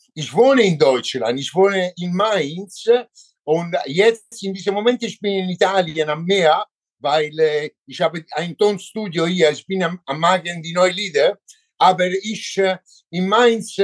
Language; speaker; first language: German; non-native, learner; Italian